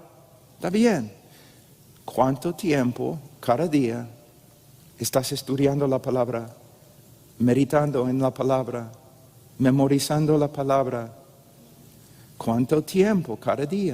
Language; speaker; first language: Spanish; non-native, fluent; English